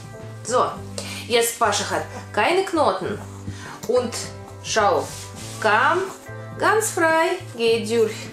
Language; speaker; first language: German; non-native, learner; Russian